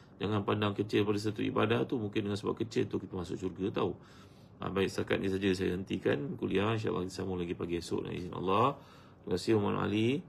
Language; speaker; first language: Malay; native; Malay